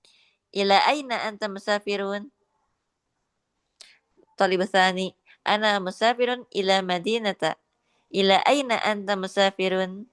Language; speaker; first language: Arabic; non-native, learner; Indonesian